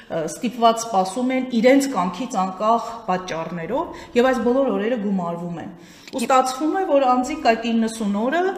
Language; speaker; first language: Armenian; native; Armenian